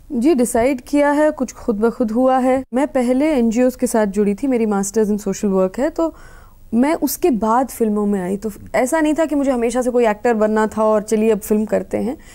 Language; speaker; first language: Hindi; native; Hindi